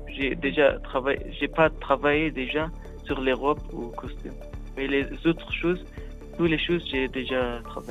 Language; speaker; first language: French; non-native, learner; Arabic